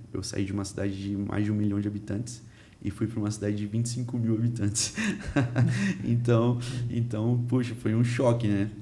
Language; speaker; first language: Portuguese; early bilingual, heritage; Portuguese